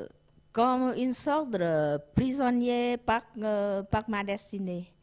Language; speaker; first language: French; non-native, learner; Vietnamese